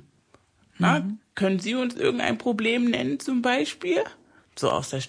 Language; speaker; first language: German; non-native, fluent; Spanish